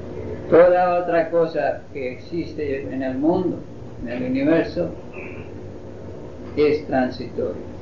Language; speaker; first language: Spanish; non-native, fluent; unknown